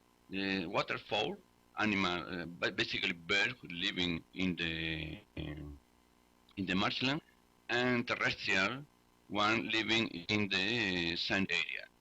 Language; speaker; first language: English; non-native, learner; Spanish